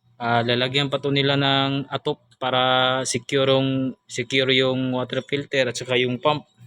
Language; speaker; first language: Filipino; non-native, local second language; Cebuano